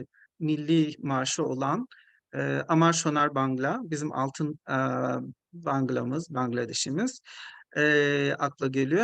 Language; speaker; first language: Turkish; non-native, fluent; Bangla